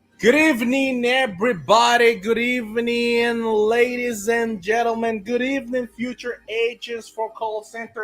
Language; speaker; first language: English; non-native, fluent; Spanish